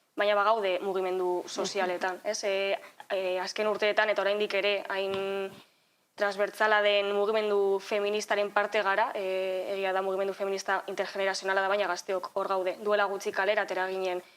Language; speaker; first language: Basque; native; Basque